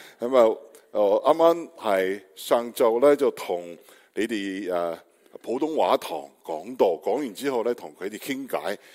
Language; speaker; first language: Cantonese; non-native, learner; Chinese